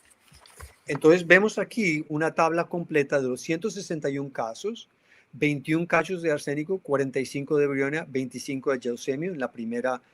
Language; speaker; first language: Spanish; native; Spanish